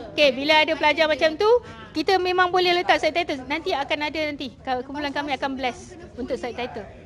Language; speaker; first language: Malay; native; Malay